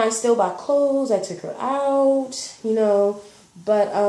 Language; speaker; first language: English; native; English